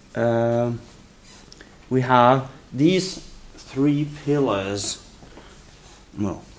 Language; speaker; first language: English; non-native, fluent; Norwegian